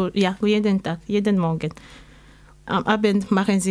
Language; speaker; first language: German; non-native, learner; French